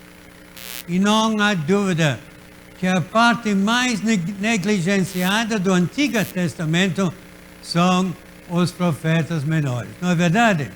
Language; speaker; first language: Portuguese; native; Portuguese